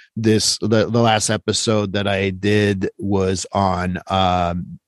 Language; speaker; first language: English; non-native, fluent; French